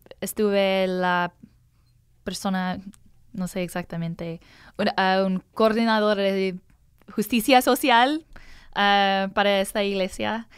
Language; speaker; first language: Spanish; non-native, learner; English